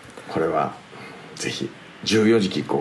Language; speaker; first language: Japanese; native; Japanese